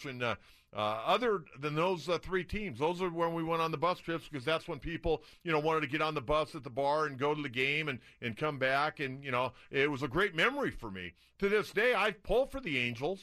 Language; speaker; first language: English; native; English